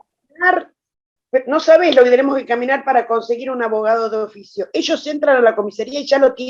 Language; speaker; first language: Spanish; native; Spanish